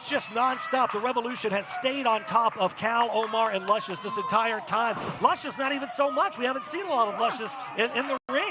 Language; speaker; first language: English; native; English